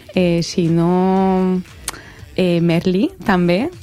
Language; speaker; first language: Catalan; non-native, learner; French